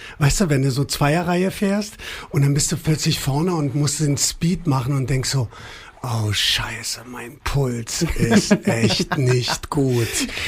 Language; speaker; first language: German; native; German